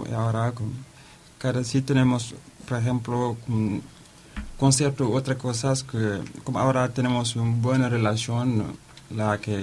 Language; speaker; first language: Spanish; non-native, learner; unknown